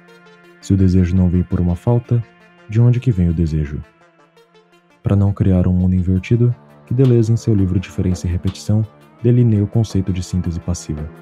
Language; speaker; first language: Portuguese; native; Portuguese